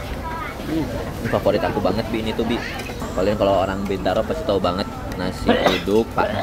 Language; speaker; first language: Indonesian; native; Indonesian